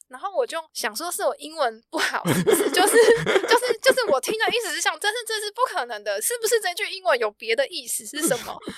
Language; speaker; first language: Chinese; native; Chinese